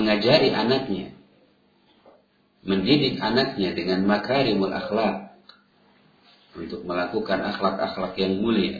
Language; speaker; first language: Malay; non-native, local second language; Sundanese